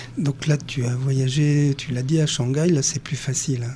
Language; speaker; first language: French; native; French